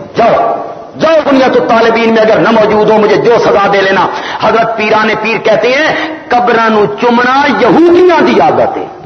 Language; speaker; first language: Urdu; non-native, local second language; Punjabi